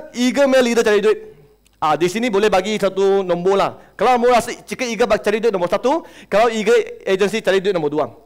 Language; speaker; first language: Malay; non-native, local second language; Chinese